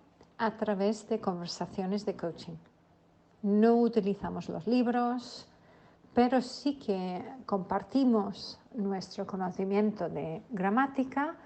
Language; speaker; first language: Spanish; non-native, fluent; English